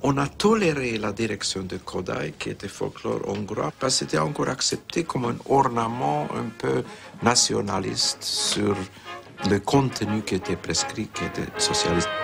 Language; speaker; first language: French; non-native, fluent; Hungarian